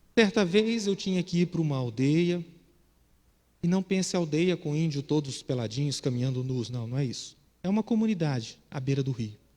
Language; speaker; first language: Portuguese; native; Portuguese